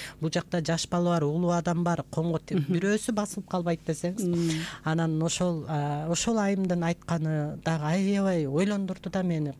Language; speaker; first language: Kyrgyz; native; Kyrgyz